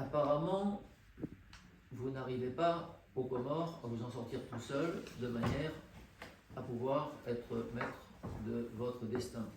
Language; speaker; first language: French; native; French